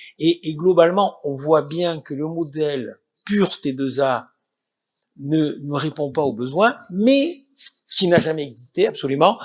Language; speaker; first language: French; native; French